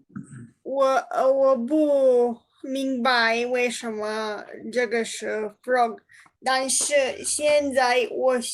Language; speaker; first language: Chinese; non-native, learner; Romanian